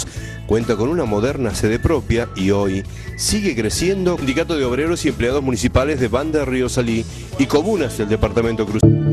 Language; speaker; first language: Spanish; native; Spanish